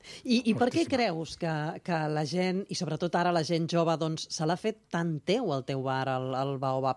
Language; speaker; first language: Catalan; native; Catalan